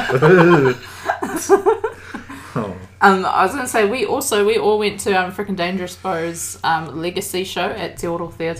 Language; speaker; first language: English; native; English